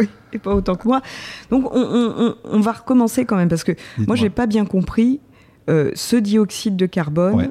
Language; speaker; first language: French; native; French